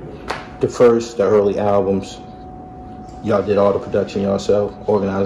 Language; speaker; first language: English; native; English